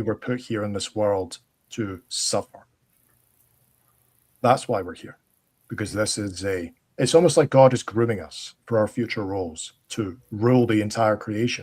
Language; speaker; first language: English; native; English